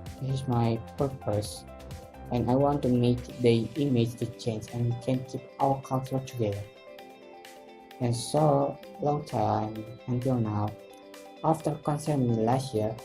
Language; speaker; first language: English; non-native, learner; Indonesian